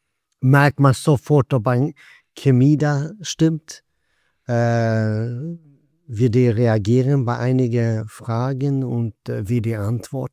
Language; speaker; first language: German; non-native, fluent; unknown